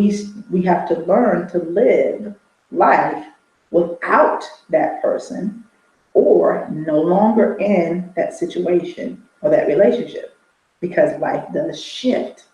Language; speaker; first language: English; native; English